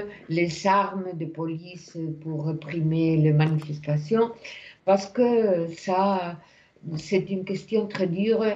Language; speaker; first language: French; non-native, fluent; Spanish